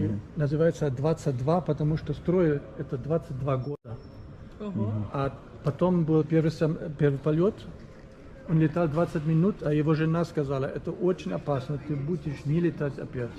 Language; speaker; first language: Russian; non-native, fluent; German